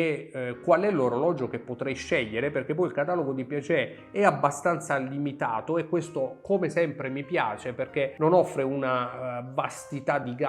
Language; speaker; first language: Italian; native; Italian